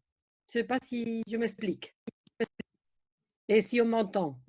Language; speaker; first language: French; non-native, fluent; Spanish